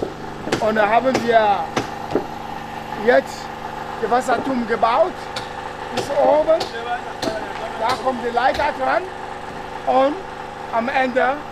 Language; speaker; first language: German; non-native, learner; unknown